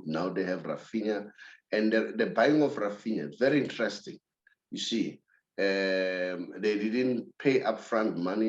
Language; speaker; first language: English; non-native, local second language; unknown